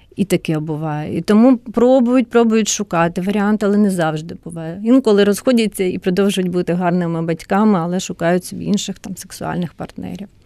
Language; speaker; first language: Ukrainian; non-native, local second language; Russian